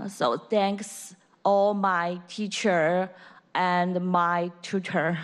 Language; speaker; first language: English; non-native, learner; Chinese